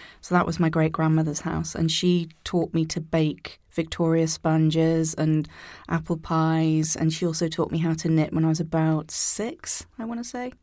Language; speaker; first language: English; native; English